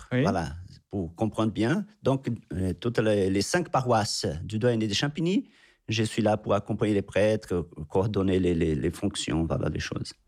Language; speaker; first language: French; non-native, fluent; Portuguese